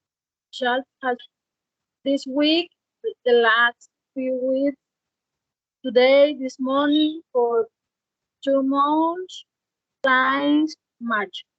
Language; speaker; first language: English; non-native, learner; Spanish